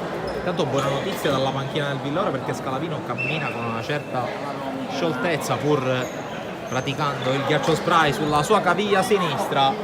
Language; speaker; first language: Italian; native; Italian